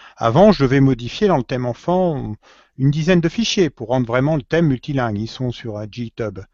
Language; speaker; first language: French; native; French